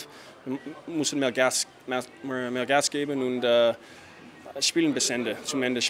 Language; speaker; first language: German; non-native, fluent; English